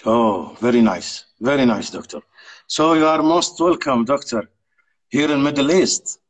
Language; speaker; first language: English; non-native, learner; Arabic